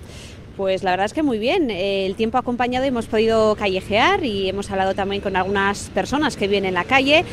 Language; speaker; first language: Spanish; native; Spanish